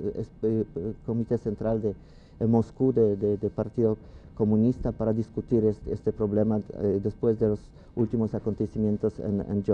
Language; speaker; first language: Spanish; non-native, fluent; Polish